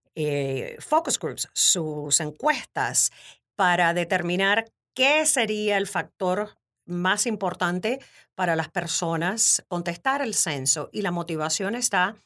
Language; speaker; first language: Spanish; native; Spanish